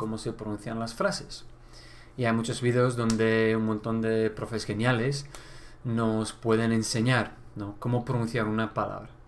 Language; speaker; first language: Spanish; non-native, fluent; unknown